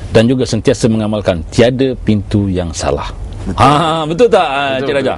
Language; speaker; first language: Malay; native; Malay